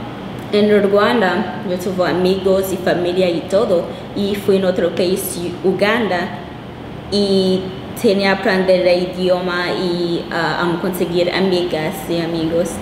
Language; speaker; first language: Spanish; non-native, local second language; Kinyarwanda